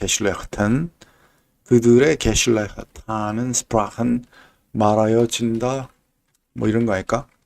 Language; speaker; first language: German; non-native, learner; Korean